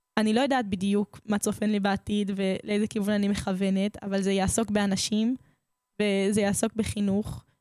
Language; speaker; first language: Hebrew; native; Hebrew